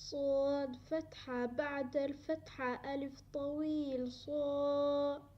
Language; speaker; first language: Arabic; non-native, learner; Somali